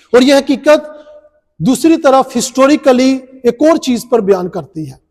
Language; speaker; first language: Urdu; non-native, local second language; Punjabi